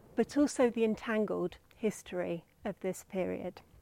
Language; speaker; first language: English; native; English